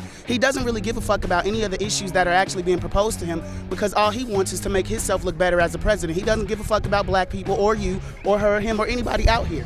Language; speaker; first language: English; native; English